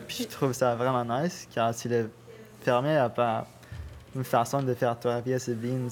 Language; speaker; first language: French; non-native, learner; Spanish